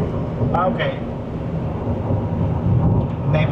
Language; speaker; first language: English; non-native, learner; Spanish